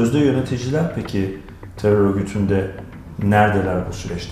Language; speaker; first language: Turkish; native; Turkish